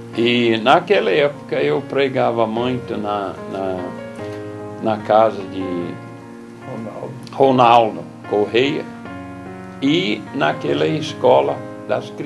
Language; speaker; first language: Portuguese; non-native, fluent; English